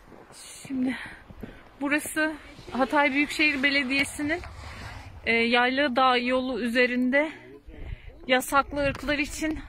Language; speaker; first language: Turkish; native; Turkish